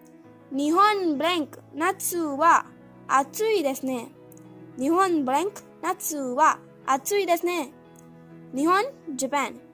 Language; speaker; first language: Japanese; non-native, fluent; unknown